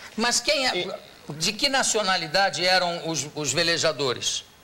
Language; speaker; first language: Portuguese; native; Portuguese